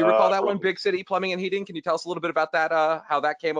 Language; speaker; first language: English; native; English